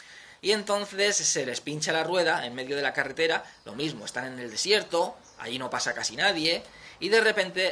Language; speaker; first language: Spanish; native; Spanish